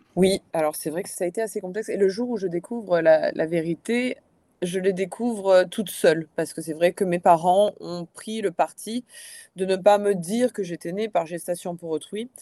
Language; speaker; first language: French; native; French